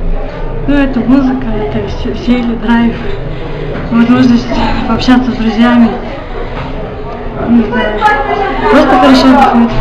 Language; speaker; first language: Russian; native; Russian